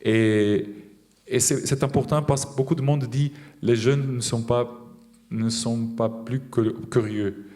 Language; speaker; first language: French; non-native, fluent; Portuguese